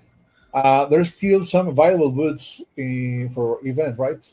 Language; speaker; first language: English; non-native, fluent; Spanish